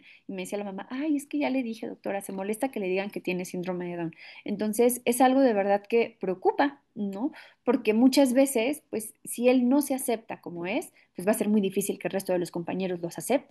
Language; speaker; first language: Spanish; native; Spanish